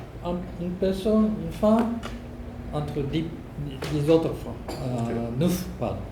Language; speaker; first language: French; non-native, learner; Japanese